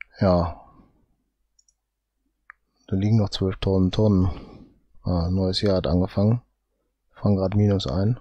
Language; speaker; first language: German; native; German